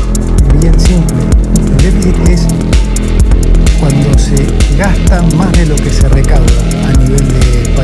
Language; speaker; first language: Spanish; native; Spanish